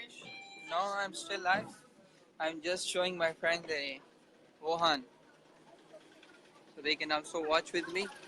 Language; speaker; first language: English; non-native, fluent; Urdu